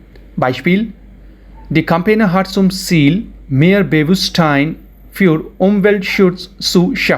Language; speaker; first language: German; non-native, fluent; Hindi